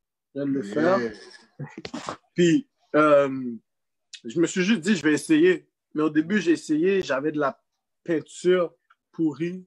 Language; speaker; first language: French; native; French